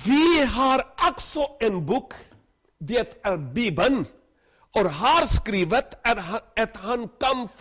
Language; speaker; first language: Swedish; non-native, learner; Urdu